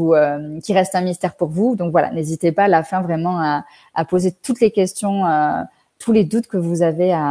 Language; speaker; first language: French; native; French